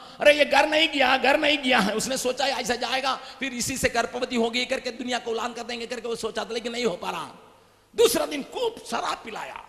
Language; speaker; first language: Hindi; non-native, local second language; Tamil